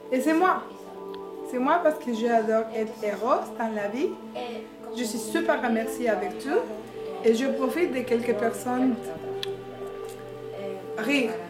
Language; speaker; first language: French; non-native, learner; Spanish